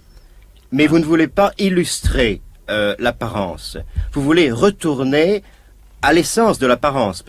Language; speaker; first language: French; native; French